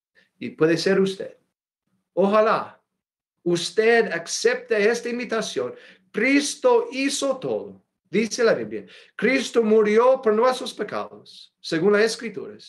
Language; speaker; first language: Spanish; non-native, fluent; English